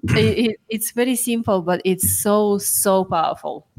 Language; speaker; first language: English; non-native, fluent; Russian